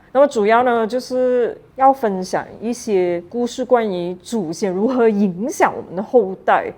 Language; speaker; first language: Chinese; native; Chinese